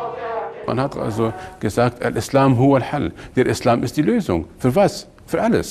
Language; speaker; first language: German; non-native, fluent; Arabic